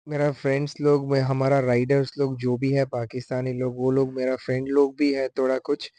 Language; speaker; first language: Hindi; non-native, local second language; Kannada